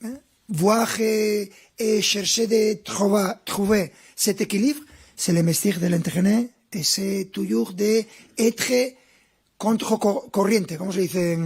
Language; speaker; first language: French; non-native, fluent; Spanish